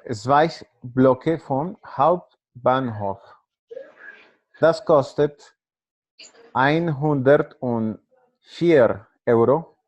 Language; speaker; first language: German; non-native, learner; Spanish